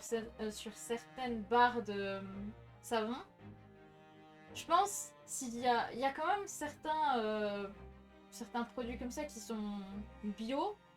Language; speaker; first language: French; native; French